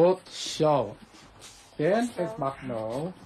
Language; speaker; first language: Dutch; non-native, learner; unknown